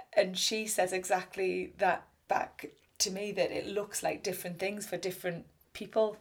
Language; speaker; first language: English; native; English